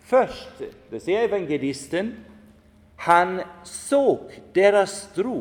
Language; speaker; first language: Swedish; non-native, fluent; German